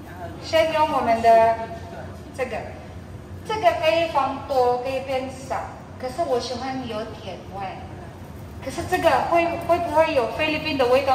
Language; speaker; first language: Chinese; non-native, learner; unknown